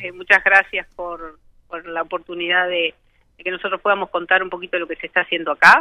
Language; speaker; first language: Spanish; native; Spanish